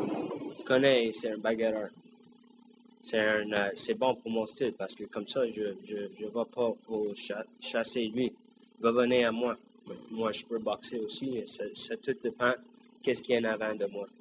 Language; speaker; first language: French; non-native, local second language; English